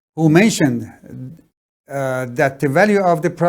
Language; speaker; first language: English; non-native, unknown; Persian